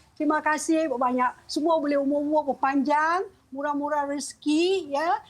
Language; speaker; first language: Malay; non-native, local second language; Chinese